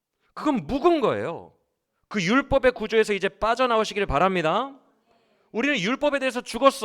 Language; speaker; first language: Korean; native; Korean